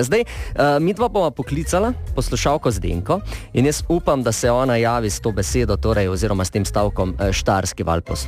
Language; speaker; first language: Slovenian; native; Slovenian